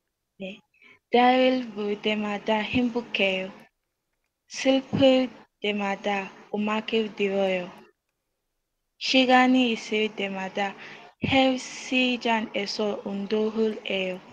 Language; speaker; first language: Korean; non-native, learner; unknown